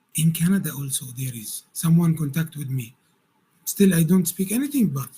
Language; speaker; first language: English; non-native, learner; Arabic